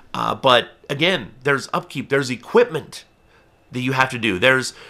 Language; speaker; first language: English; native; English